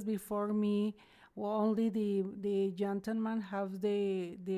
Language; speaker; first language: English; non-native, learner; Spanish